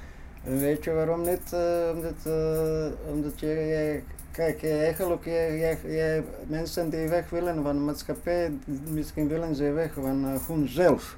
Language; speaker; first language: Dutch; non-native, fluent; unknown